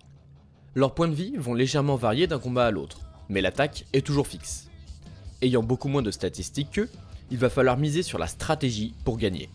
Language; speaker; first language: French; native; French